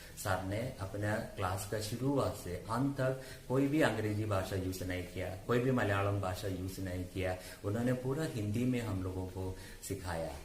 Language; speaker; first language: Hindi; non-native, local second language; Malayalam